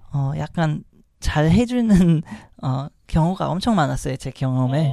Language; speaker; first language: Korean; non-native, fluent; Arabic